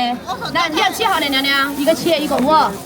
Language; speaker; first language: Chinese; native; Chinese